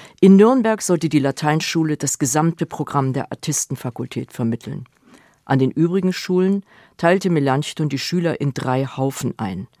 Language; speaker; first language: German; native; German